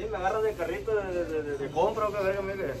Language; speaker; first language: Spanish; native; Spanish